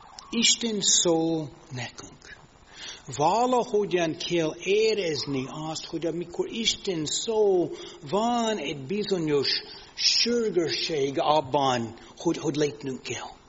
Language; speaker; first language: Hungarian; non-native, fluent; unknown